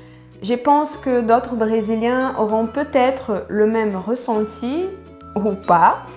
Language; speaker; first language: French; non-native, fluent; Portuguese